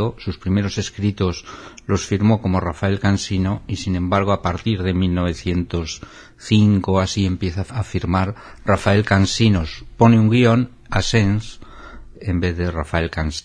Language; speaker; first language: Spanish; native; Spanish